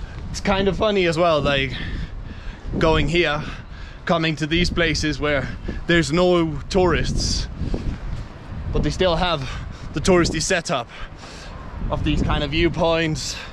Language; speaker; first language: English; non-native, fluent; Danish